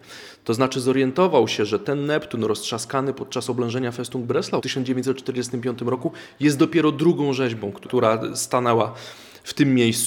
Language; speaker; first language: Polish; native; Polish